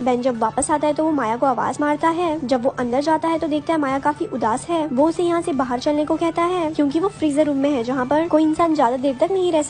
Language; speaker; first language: Hindi; native; Hindi